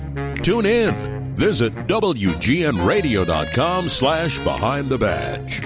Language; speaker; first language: English; native; English